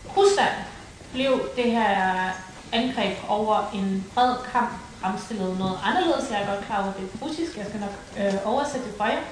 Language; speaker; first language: Danish; early bilingual, other home language; Ukrainian